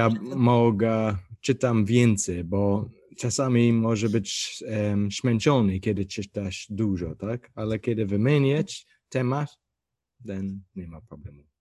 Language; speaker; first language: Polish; non-native, learner; English